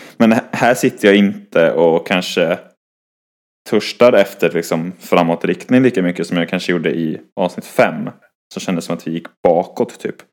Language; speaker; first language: Swedish; native; Swedish